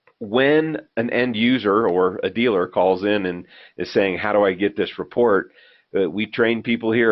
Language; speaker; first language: English; native; English